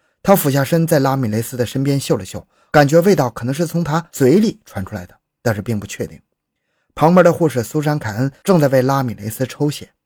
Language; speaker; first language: Chinese; native; Chinese